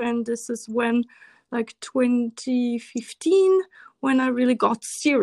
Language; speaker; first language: English; non-native, fluent; French